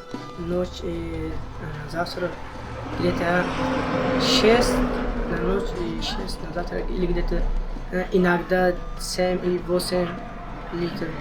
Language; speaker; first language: Russian; non-native, local second language; Tajik